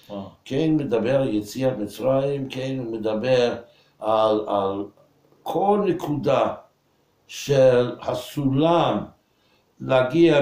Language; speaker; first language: Hebrew; non-native, fluent; English